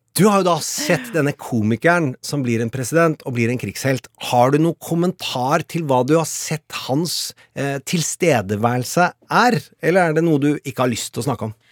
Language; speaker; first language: Norwegian; native; Norwegian